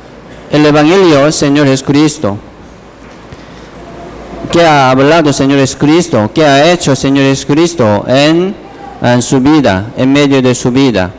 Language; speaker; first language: Spanish; non-native, learner; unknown